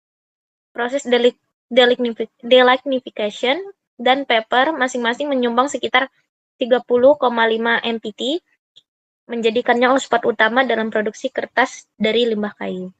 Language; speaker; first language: Indonesian; native; Indonesian